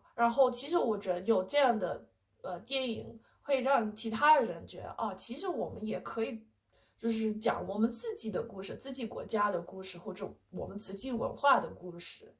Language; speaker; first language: Chinese; non-native, fluent; English